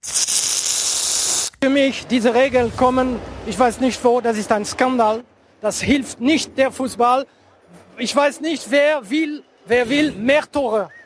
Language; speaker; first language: German; non-native, fluent; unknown